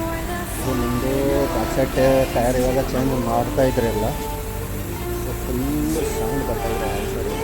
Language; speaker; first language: Kannada; non-native, learner; Hindi